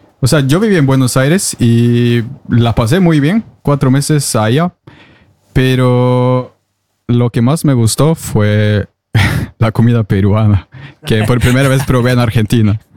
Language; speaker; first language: Spanish; non-native, fluent; Norwegian